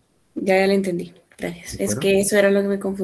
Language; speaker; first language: Spanish; native; Spanish